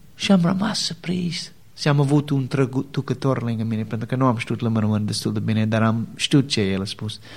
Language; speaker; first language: Romanian; non-native, learner; English